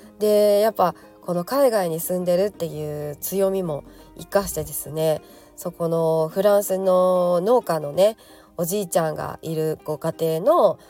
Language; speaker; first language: Japanese; native; Japanese